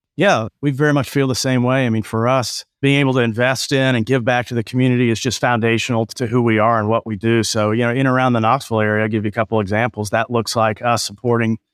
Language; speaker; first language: English; native; English